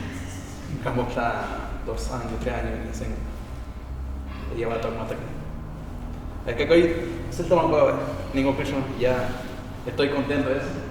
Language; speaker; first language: Spanish; non-native, local second language; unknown